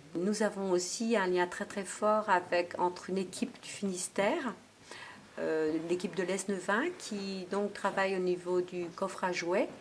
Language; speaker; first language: French; native; French